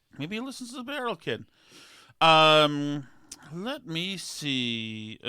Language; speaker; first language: English; native; English